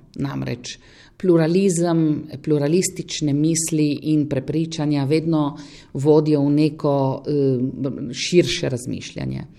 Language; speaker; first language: Slovenian; native; Slovenian